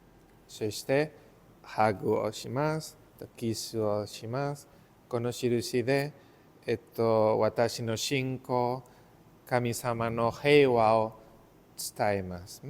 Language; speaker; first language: Japanese; non-native, learner; Spanish